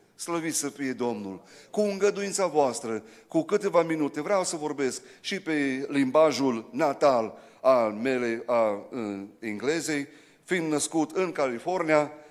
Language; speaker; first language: Romanian; early bilingual, heritage; Romanian